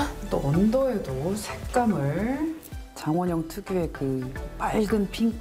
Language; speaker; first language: Korean; native; Korean